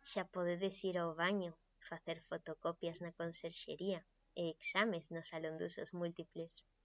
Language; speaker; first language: Galician; non-native, local second language; Spanish